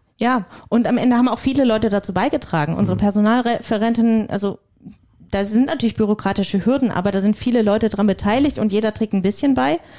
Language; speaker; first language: German; native; German